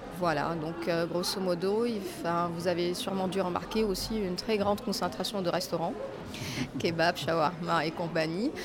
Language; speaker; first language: French; non-native, local second language; Arabic